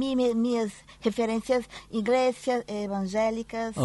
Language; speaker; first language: Spanish; non-native, learner; Portuguese